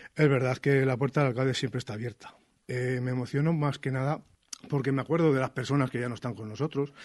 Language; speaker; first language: Spanish; native; Spanish